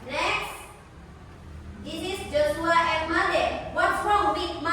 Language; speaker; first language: English; non-native, learner; Indonesian